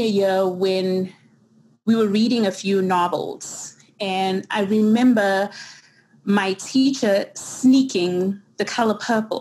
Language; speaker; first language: English; native; English